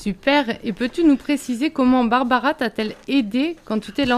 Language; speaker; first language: French; native; French